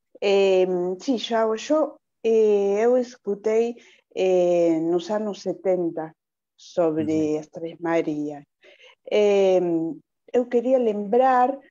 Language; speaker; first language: Portuguese; non-native, learner; Spanish